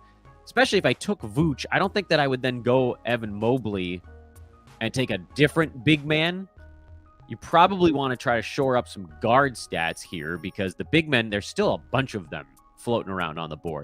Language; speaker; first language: English; native; English